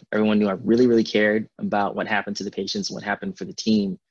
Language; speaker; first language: English; native; English